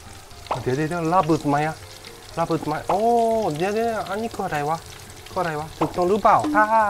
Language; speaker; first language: Thai; non-native, learner; Japanese